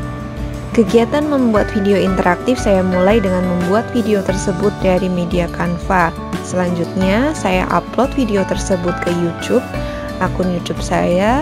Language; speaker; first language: Indonesian; native; Indonesian